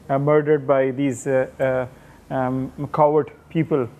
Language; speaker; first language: English; non-native, local second language; Urdu